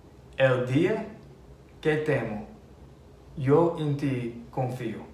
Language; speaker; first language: Spanish; non-native, fluent; English